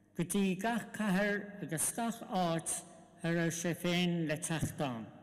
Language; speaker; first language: Irish; non-native, local second language; English